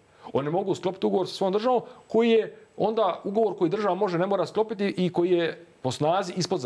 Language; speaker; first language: Croatian; native; Croatian